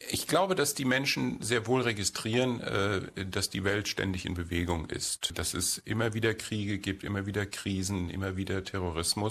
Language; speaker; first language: German; native; German